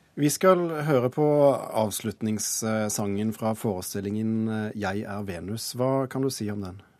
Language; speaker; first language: Norwegian; native; Norwegian